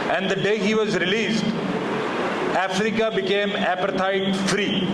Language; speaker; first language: English; non-native, local second language; Hindi